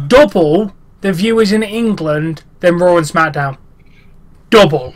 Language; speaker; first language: English; native; English